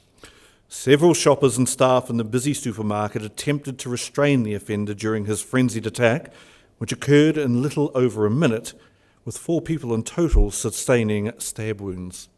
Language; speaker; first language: English; native; English